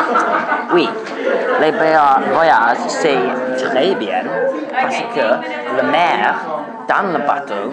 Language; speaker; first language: French; non-native, learner; English